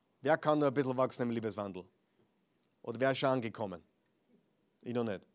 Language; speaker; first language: German; non-native, fluent; English